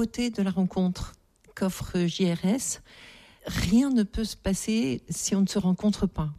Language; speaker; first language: French; native; French